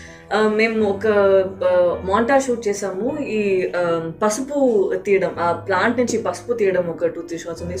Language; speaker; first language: Telugu; non-native, fluent; Tamil